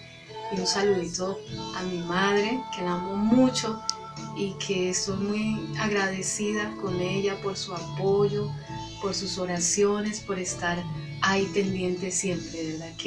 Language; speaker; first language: Spanish; native; Spanish